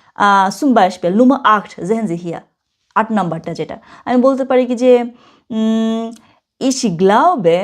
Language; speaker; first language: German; non-native, learner; Bangla